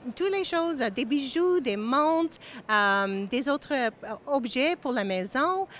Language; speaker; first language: French; non-native, learner; English